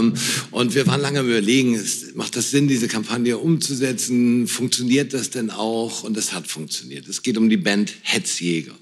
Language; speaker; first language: German; native; German